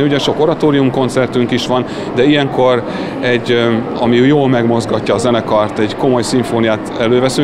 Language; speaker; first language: Hungarian; native; Hungarian